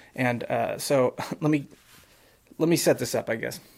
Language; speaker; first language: English; native; English